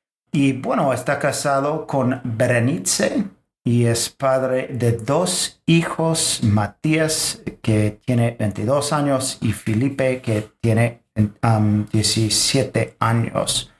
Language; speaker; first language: Spanish; non-native, fluent; English